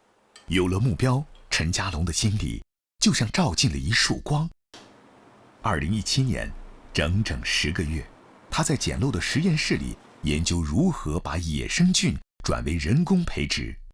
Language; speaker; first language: Chinese; native; Chinese